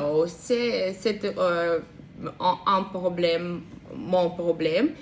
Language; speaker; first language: French; non-native, learner; Russian